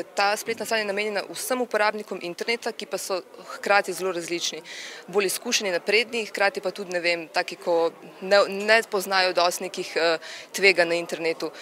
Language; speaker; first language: Slovenian; native; Slovenian